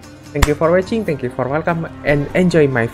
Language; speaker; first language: English; non-native, learner; Indonesian